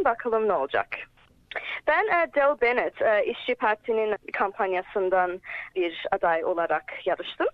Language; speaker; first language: Turkish; early bilingual, heritage; English